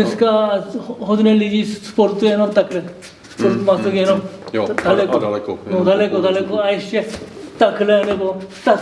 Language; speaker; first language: Czech; non-native, learner; Korean